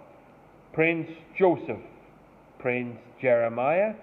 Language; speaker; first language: English; native; English